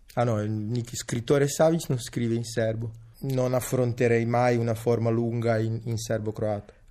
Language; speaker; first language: Italian; early bilingual, other home language; Serbian